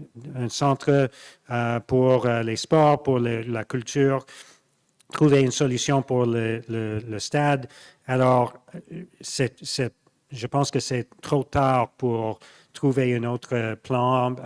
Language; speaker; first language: French; non-native, local second language; English